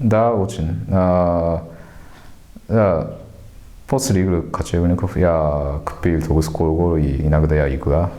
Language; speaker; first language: Russian; non-native, learner; Japanese